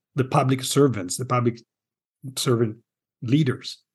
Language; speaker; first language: English; non-native, fluent; Italian